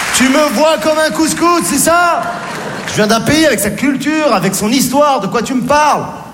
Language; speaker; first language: French; non-native, local second language; Arabic